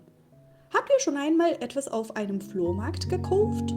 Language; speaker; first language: German; non-native, fluent; Persian